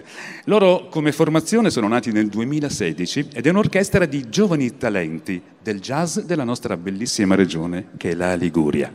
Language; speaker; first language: Italian; native; Italian